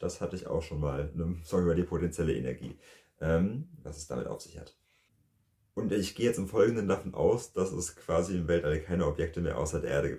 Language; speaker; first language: German; native; German